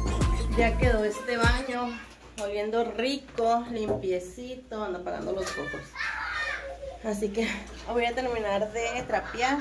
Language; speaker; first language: Spanish; native; Spanish